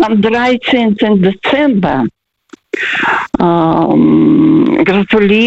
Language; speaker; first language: German; non-native, fluent; Russian